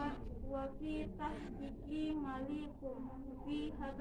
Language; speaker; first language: Arabic; non-native, learner; Indonesian